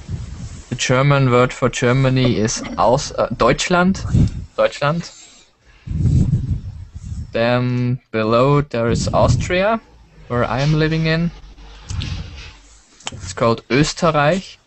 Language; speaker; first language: English; non-native, learner; German